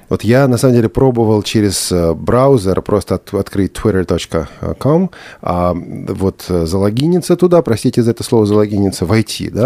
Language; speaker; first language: Russian; native; Russian